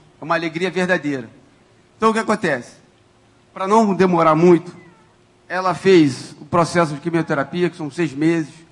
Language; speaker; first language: Portuguese; native; Portuguese